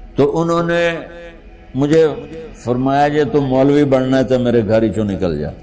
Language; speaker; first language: Urdu; non-native, local second language; Punjabi